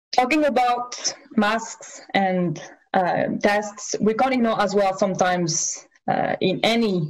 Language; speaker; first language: English; non-native, fluent; French